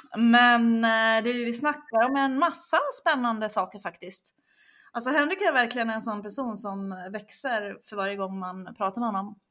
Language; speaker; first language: Swedish; native; Swedish